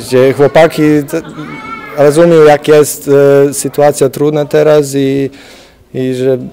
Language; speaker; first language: Polish; non-native, learner; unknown